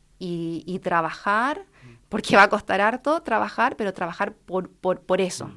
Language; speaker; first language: Spanish; native; Spanish